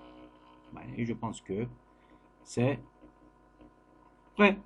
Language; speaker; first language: French; non-native, learner; Turkish